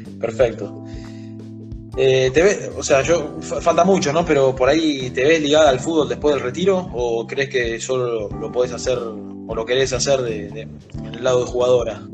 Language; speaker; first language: Spanish; native; Spanish